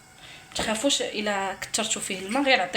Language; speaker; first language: Arabic; native; Arabic